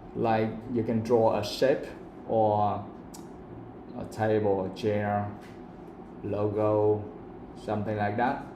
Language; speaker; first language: English; non-native, fluent; Vietnamese